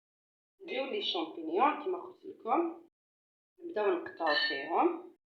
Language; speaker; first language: Arabic; native; Arabic